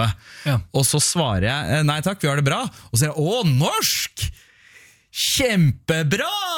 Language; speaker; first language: Norwegian; native; Norwegian